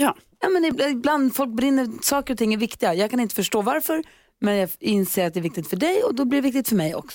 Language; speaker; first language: Swedish; native; Swedish